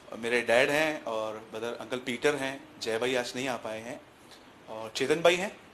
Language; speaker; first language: Hindi; native; Hindi